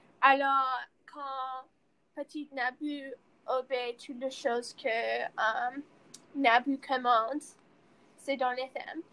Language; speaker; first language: French; non-native, learner; English